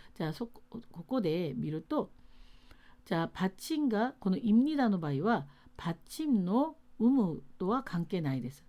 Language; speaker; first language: Japanese; non-native, fluent; Korean